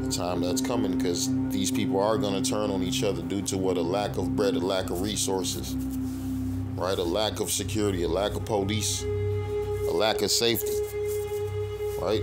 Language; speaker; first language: English; native; English